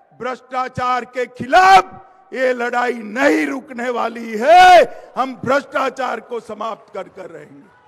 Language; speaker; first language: Hindi; non-native, local second language; Gujarati